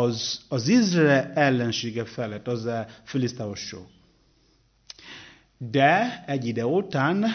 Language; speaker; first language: Hungarian; non-native, learner; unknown